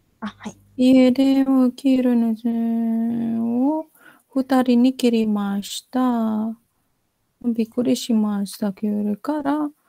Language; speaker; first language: Japanese; non-native, fluent; Indonesian